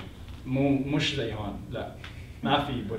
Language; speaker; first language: Arabic; native; Arabic